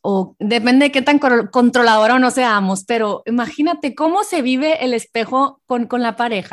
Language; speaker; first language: Spanish; native; Spanish